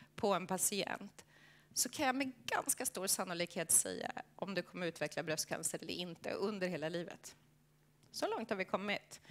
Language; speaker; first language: Swedish; native; Swedish